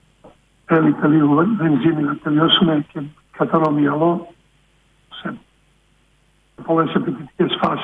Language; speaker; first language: Greek; non-native, fluent; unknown